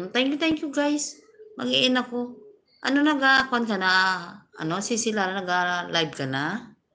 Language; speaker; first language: Filipino; non-native, local second language; Hiligaynon